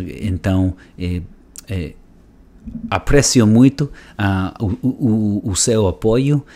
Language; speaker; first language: Portuguese; non-native, learner; Spanish